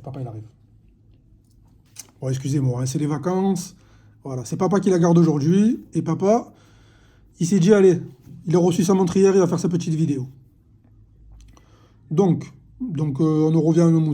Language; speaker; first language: French; native; French